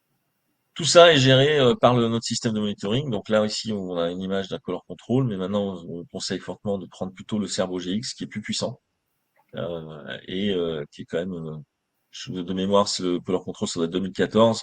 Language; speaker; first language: French; native; French